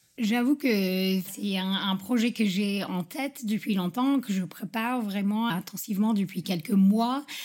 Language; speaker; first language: French; non-native, fluent; English